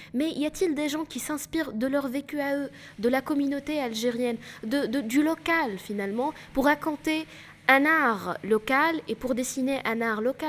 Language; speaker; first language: French; non-native, local second language; Arabic